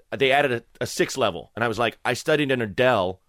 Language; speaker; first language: English; native; English